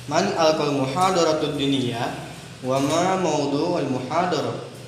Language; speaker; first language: Arabic; non-native, learner; Indonesian